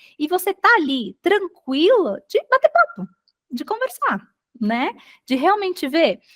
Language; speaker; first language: Portuguese; native; Portuguese